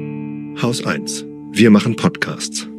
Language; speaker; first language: German; native; German